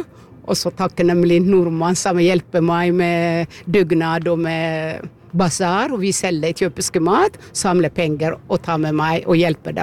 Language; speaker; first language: Norwegian; non-native, learner; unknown